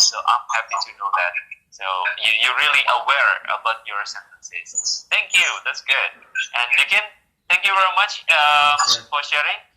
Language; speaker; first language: English; non-native, fluent; Indonesian